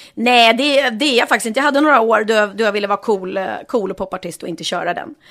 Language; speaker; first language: Swedish; native; Swedish